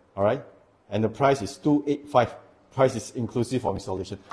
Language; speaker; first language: English; non-native, local second language; Chinese